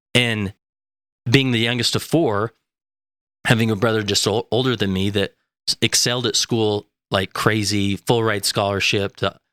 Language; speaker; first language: English; native; English